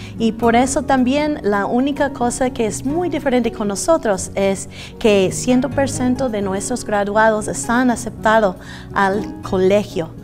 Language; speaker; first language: Spanish; early bilingual, other home language; English